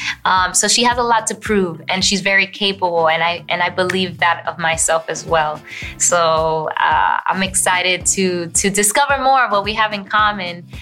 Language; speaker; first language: English; early bilingual, other home language; Spanish